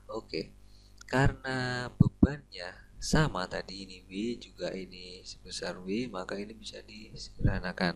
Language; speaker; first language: Indonesian; native; Indonesian